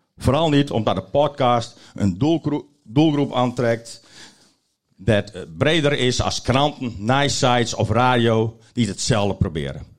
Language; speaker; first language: Dutch; non-native, local second language; Western Frisian